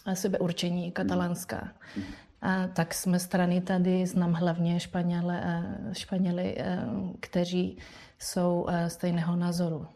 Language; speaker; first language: Czech; non-native, fluent; Spanish